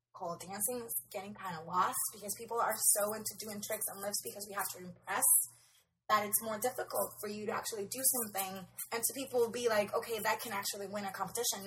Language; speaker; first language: English; non-native, local second language; Spanish